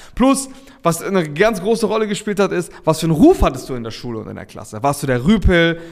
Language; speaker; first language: German; early bilingual, other home language; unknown